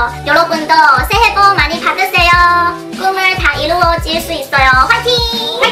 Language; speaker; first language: Korean; non-native, learner; Chinese